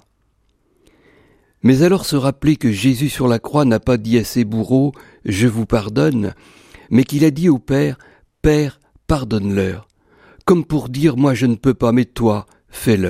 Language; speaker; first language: French; native; French